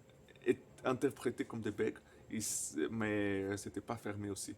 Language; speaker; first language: French; non-native, fluent; Portuguese